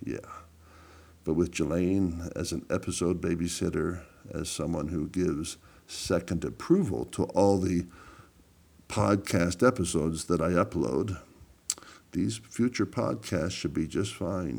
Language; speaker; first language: English; native; English